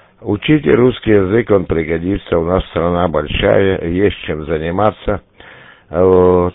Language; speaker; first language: Russian; native; Russian